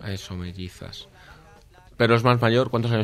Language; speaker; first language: Spanish; native; Spanish